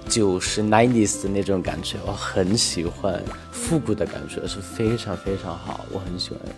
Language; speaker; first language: Chinese; non-native, fluent; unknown